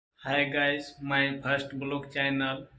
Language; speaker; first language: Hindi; non-native, local second language; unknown